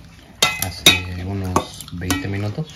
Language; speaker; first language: Spanish; early bilingual, heritage; Spanish